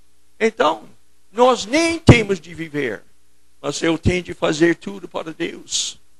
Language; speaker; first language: Portuguese; non-native, fluent; English